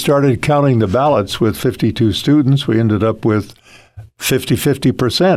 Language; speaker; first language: English; native; English